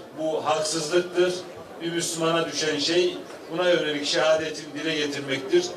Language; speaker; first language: Turkish; native; Turkish